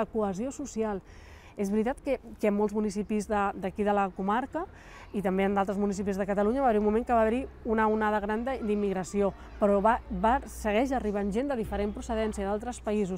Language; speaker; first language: Catalan; native; Catalan